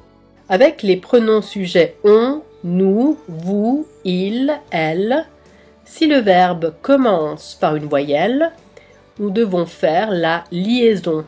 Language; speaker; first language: French; non-native, fluent; Italian